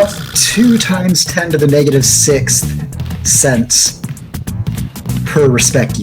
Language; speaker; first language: English; native; English